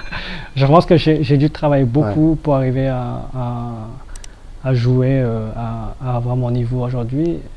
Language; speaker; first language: French; non-native, fluent; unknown